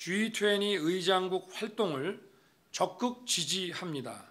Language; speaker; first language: Korean; native; Korean